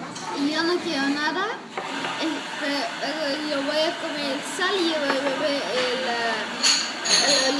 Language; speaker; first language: Spanish; non-native, learner; Dutch